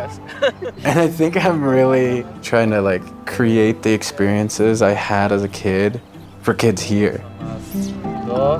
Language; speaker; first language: English; native; English